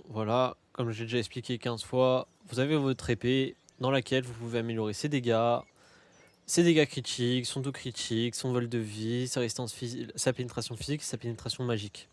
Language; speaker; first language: French; native; French